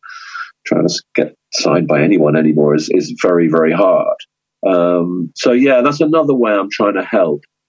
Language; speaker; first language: English; native; English